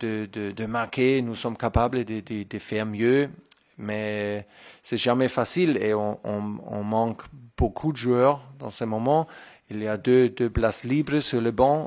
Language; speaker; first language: French; non-native, fluent; German